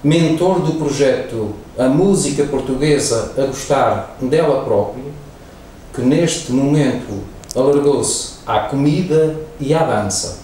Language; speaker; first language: Portuguese; native; Portuguese